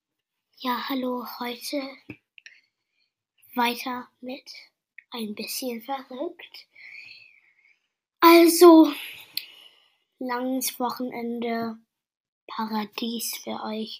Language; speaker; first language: German; non-native, learner; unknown